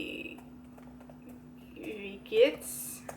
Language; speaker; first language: German; non-native, learner; English